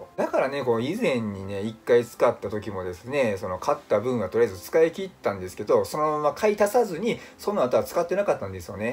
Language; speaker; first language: Japanese; native; Japanese